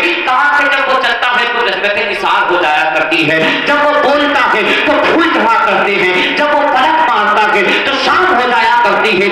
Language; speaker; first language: Urdu; native; Urdu